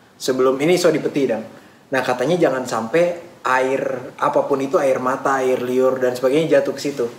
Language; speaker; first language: Indonesian; native; Indonesian